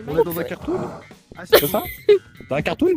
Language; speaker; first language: French; native; French